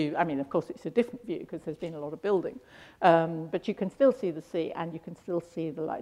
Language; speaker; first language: English; native; English